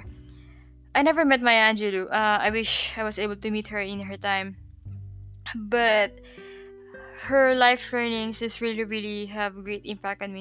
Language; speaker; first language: English; non-native, local second language; Filipino